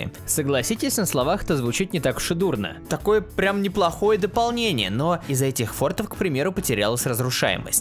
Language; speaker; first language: Russian; native; Russian